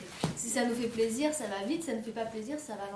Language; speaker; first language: French; native; French